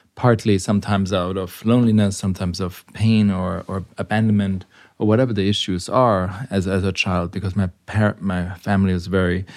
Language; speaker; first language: English; non-native, fluent; German